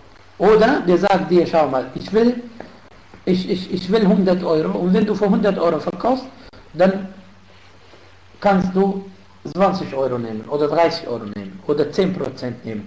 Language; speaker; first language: German; non-native, fluent; Arabic